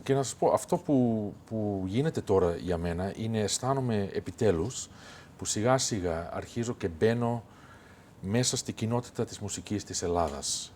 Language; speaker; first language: Greek; early bilingual, heritage; Greek